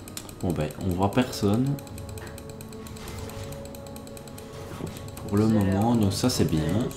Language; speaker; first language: French; native; French